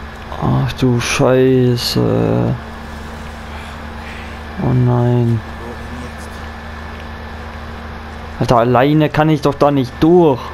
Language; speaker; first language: German; native; German